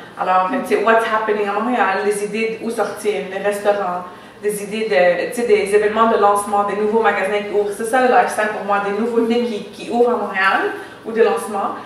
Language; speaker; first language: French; native; French